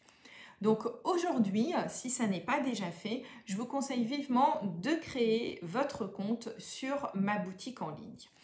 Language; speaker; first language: French; native; French